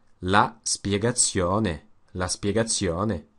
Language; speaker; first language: Italian; non-native, learner; Russian